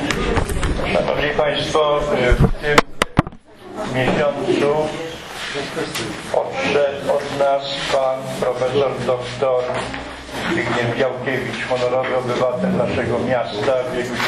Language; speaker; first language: Polish; native; Polish